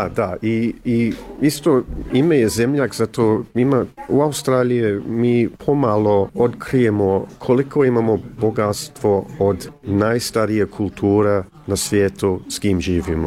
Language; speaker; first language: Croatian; early bilingual, heritage; English